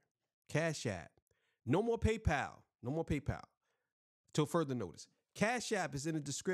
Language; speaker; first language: English; native; English